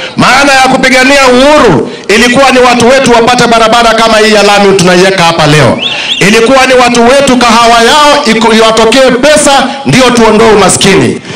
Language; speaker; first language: Swahili; non-native, local second language; Kamba